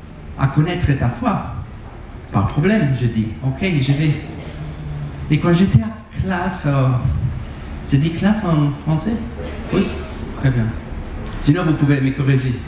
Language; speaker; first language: French; non-native, fluent; Spanish